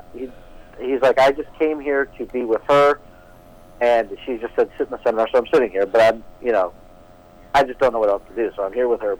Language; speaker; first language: English; native; English